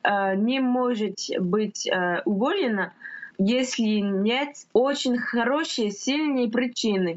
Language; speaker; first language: Russian; non-native, fluent; French